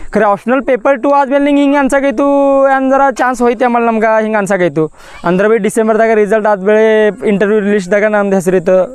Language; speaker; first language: Kannada; non-native, local second language; Marathi